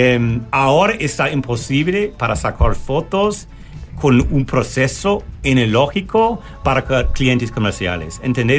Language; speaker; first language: Spanish; non-native, learner; English